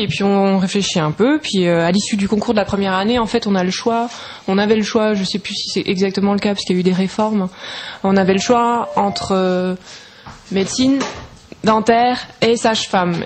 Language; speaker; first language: French; native; French